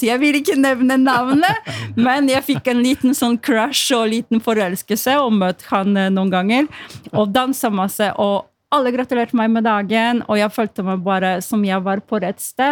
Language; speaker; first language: Norwegian; non-native, fluent; Polish